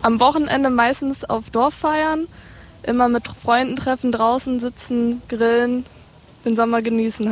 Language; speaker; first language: German; native; German